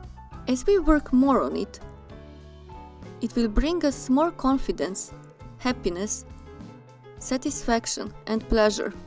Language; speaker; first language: English; non-native, fluent; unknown